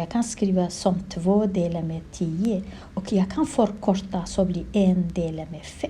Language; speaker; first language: Swedish; non-native, learner; Kurdish